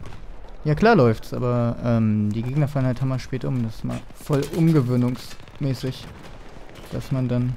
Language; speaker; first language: German; native; German